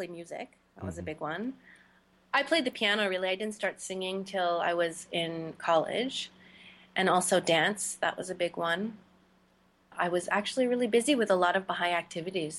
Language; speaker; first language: English; native; English